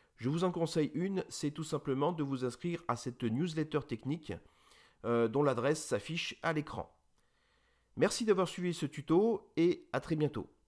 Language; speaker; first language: French; native; French